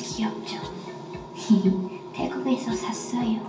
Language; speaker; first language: Korean; non-native, fluent; Thai